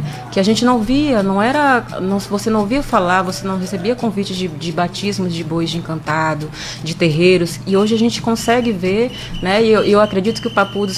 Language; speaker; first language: Portuguese; native; Portuguese